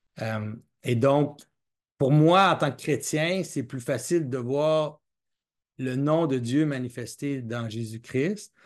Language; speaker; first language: French; native; French